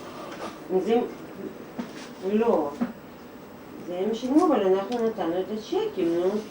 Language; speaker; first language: Hebrew; non-native, fluent; Russian